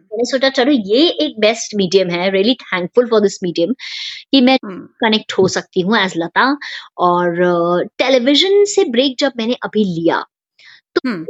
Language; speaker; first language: Hindi; native; Hindi